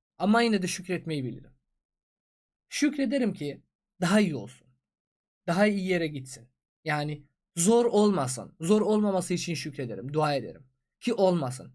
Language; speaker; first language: Turkish; non-native, fluent; Persian